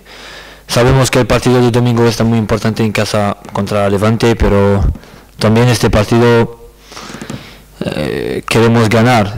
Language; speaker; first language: Spanish; non-native, learner; French